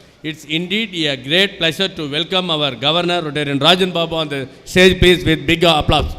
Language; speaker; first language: English; non-native, local second language; Tamil